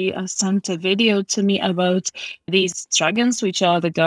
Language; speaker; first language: English; non-native, fluent; Polish